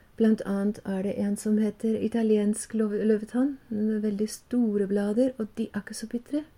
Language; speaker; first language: Norwegian; non-native, fluent; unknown